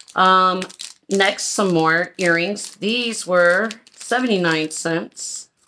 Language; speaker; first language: English; native; English